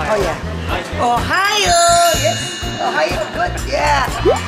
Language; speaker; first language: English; non-native, learner; Indonesian